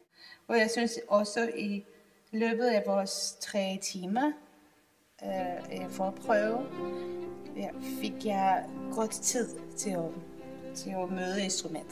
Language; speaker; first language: Danish; non-native, fluent; Armenian